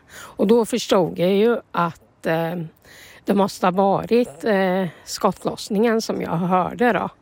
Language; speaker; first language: Swedish; native; Swedish